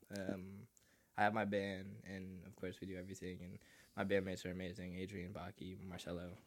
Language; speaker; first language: English; early bilingual, other home language; Filipino